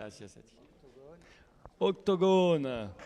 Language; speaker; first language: Spanish; non-native, fluent; French